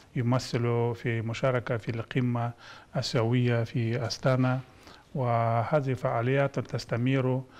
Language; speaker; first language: Arabic; non-native, fluent; Kazakh